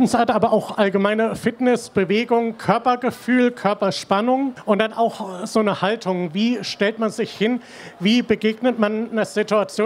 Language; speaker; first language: German; native; German